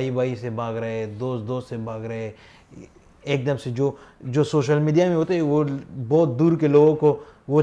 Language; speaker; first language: Hindi; non-native, fluent; Pashto